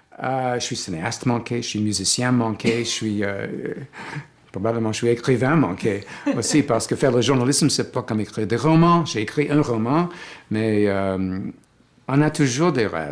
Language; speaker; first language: French; non-native, fluent; English